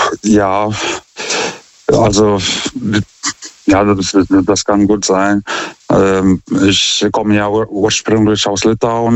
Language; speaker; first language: German; non-native, fluent; Lithuanian